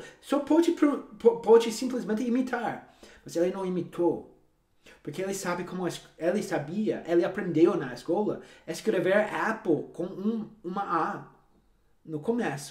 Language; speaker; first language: Portuguese; non-native, fluent; English